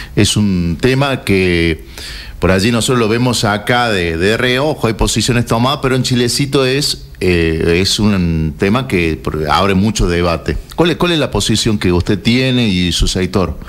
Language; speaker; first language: Spanish; native; Spanish